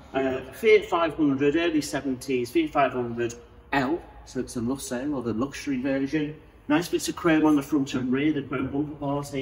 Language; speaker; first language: English; native; English